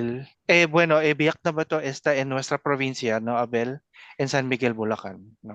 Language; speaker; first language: Spanish; non-native, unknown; Filipino